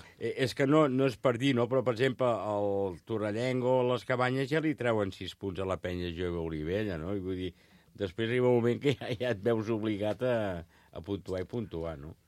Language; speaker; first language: Catalan; native; Catalan